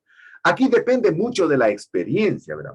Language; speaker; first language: Spanish; native; Spanish